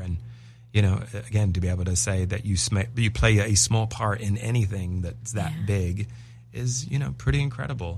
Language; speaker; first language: English; native; English